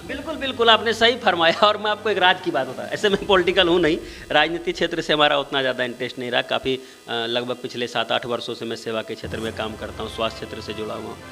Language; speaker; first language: Hindi; native; Hindi